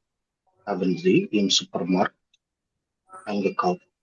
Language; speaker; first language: German; non-native, learner; Indonesian